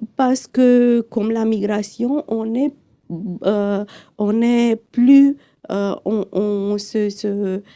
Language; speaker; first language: French; non-native, fluent; Romanian